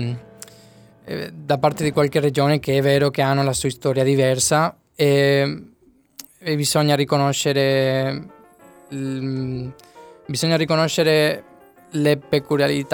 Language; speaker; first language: Italian; non-native, fluent; Spanish